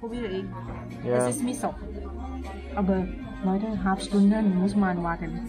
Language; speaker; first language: German; non-native, learner; Thai